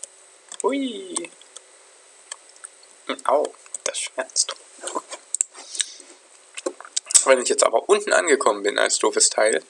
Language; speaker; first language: German; native; German